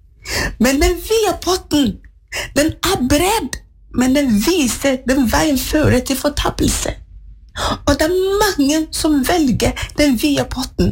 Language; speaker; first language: Norwegian; non-native, fluent; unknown